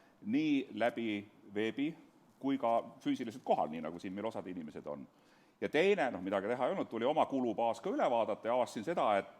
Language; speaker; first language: Estonian; native; Estonian